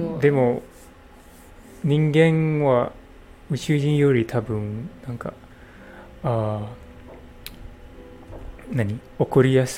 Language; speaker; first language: Japanese; non-native, learner; English